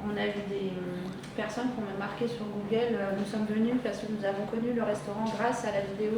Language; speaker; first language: French; native; French